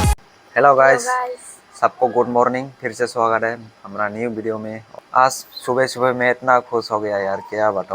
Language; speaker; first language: Hindi; non-native, local second language; Kok Borok